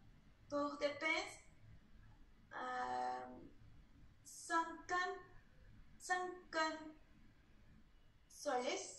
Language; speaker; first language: French; non-native, learner; Spanish